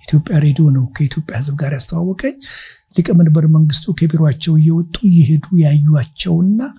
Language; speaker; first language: Amharic; native; Amharic